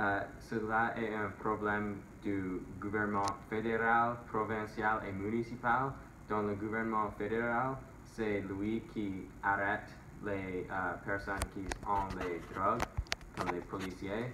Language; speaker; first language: French; non-native, local second language; English